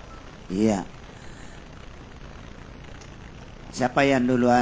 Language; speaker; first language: Indonesian; native; Indonesian